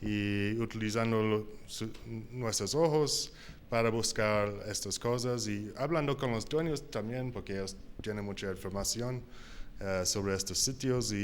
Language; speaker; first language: Spanish; non-native, learner; English